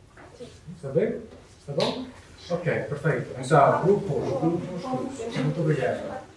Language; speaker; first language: Portuguese; non-native, learner; English